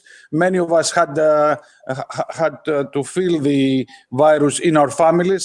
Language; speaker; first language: English; non-native, fluent; Greek